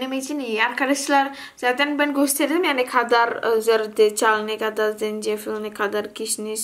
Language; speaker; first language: Turkish; non-native, learner; Indonesian